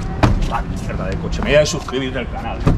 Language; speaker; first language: Spanish; native; Spanish